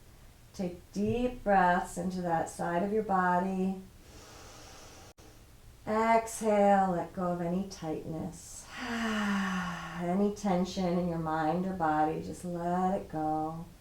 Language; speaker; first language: English; native; English